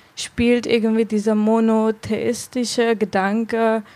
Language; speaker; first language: German; non-native, fluent; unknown